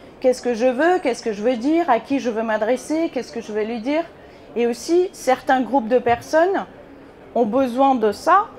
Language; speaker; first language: French; non-native, fluent; Bulgarian